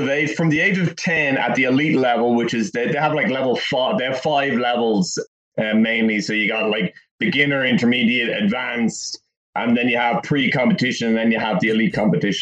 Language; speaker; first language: English; native; English